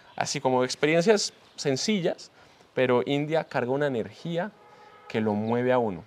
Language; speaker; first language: Spanish; native; Spanish